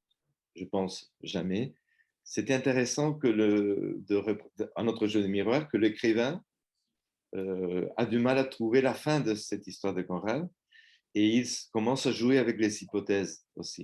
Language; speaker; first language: French; non-native, fluent; Spanish